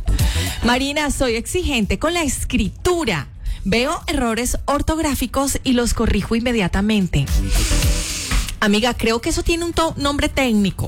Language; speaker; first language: Spanish; native; Spanish